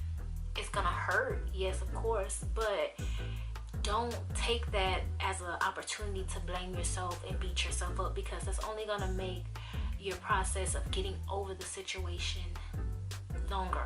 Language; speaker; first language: English; native; English